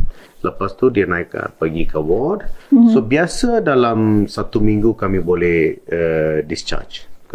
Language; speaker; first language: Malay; non-native, local second language; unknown